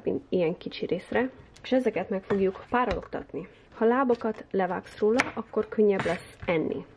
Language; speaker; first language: Hungarian; early bilingual, heritage; Hungarian